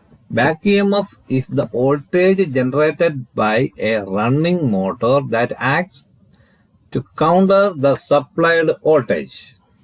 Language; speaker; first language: English; non-native, local second language; Malayalam